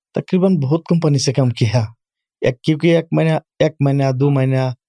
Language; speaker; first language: Urdu; non-native, fluent; Bangla